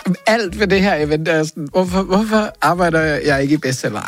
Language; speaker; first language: Danish; native; Danish